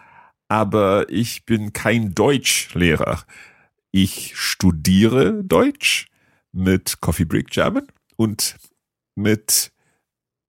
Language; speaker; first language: German; non-native, learner; English